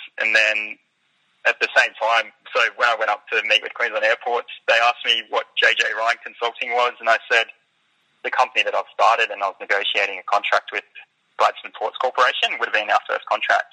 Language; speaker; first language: English; native; English